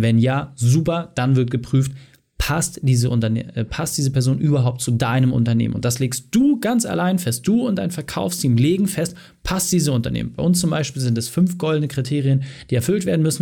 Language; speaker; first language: German; native; German